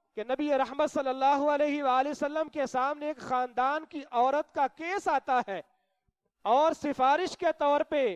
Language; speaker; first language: Urdu; non-native, local second language; Punjabi